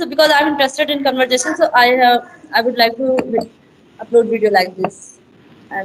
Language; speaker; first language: English; non-native, learner; Hindi